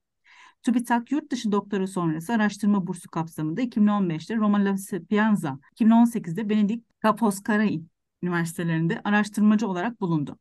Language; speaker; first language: Turkish; native; Turkish